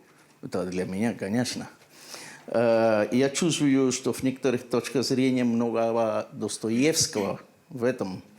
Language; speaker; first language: Russian; non-native, learner; Spanish